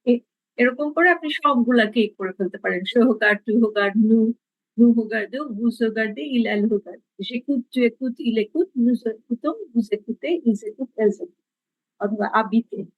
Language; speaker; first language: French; non-native, fluent; Bangla